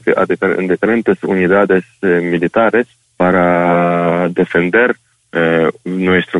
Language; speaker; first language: Spanish; non-native, fluent; Ukrainian